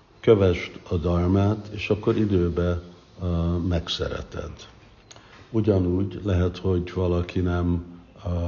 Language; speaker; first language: Hungarian; early bilingual, heritage; English